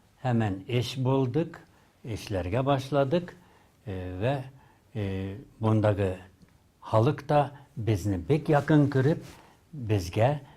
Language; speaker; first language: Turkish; non-native, learner; Tatar